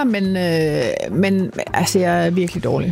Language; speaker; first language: Danish; native; Danish